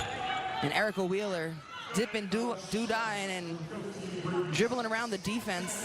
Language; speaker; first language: English; native; English